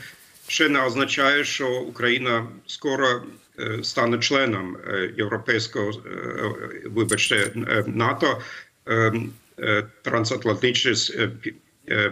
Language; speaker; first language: Ukrainian; non-native, fluent; German